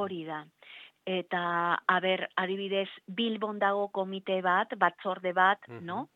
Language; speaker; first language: Basque; non-native, learner; Spanish